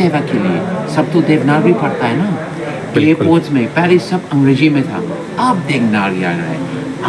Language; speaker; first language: Hindi; non-native, fluent; English